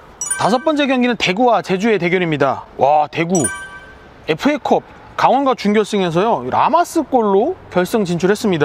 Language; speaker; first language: Korean; native; Korean